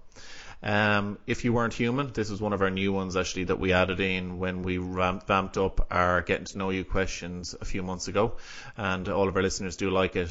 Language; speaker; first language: English; native; English